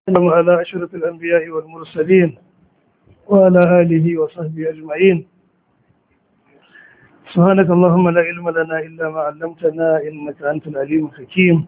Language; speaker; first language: Arabic; non-native, fluent; Hausa